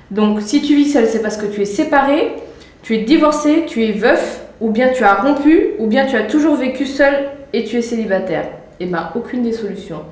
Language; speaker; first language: French; native; French